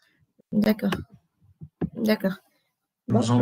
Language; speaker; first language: French; non-native, local second language; Arabic